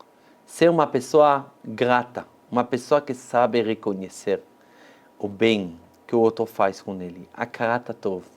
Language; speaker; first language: Portuguese; non-native, fluent; Hebrew